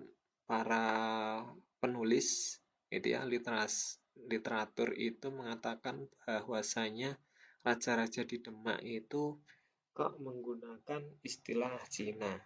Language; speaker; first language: Indonesian; native; Indonesian